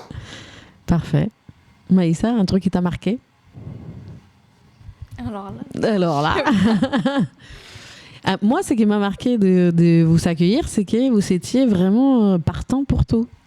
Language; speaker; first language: French; native; French